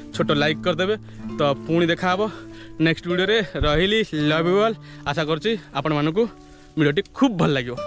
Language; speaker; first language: Odia; native; Odia